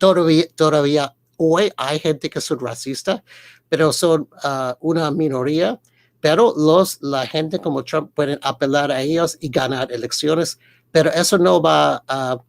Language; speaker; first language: Spanish; early bilingual, heritage; Spanish